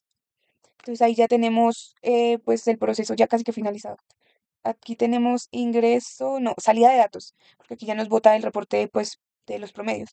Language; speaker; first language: Spanish; native; Spanish